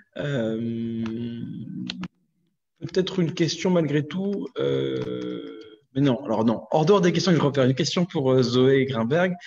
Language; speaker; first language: French; native; French